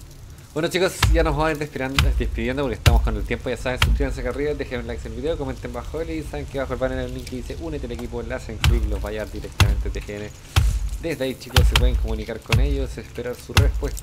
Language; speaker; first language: Spanish; native; Spanish